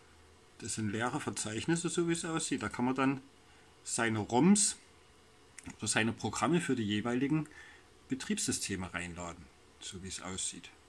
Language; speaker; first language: German; native; German